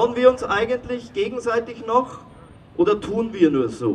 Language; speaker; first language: German; native; German